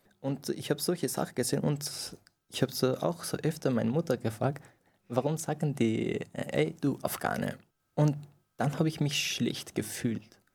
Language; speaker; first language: German; non-native, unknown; Persian